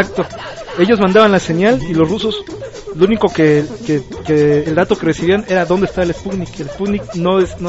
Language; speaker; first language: Spanish; native; Spanish